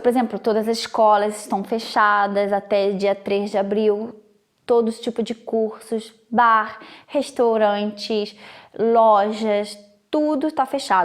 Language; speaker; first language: Portuguese; non-native, fluent; Italian